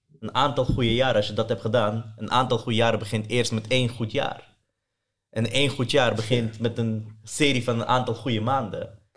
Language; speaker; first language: Dutch; early bilingual, other home language; Persian